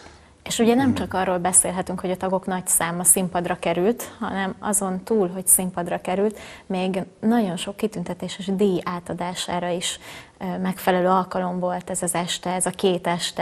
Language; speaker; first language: Hungarian; native; Hungarian